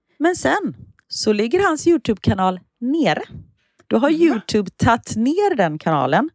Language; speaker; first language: Swedish; native; Swedish